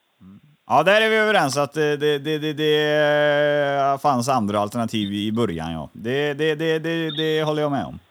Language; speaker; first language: Swedish; native; Swedish